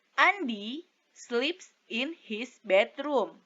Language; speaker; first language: English; non-native, fluent; Indonesian